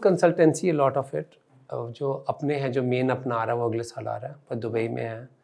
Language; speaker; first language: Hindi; non-native, local second language; Punjabi